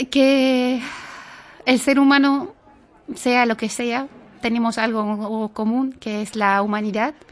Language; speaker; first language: Spanish; non-native, fluent; Arabic